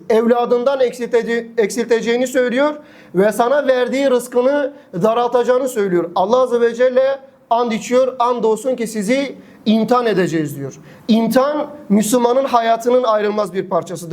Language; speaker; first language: Turkish; native; Turkish